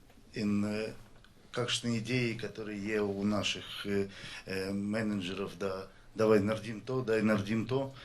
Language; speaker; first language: Slovenian; non-native, learner; Russian